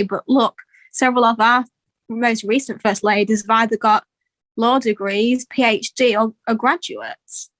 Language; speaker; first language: English; native; English